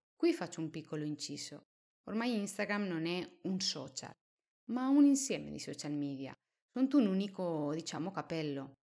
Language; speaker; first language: Italian; non-native, fluent; Spanish